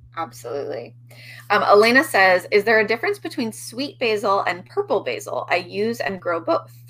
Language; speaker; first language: English; native; English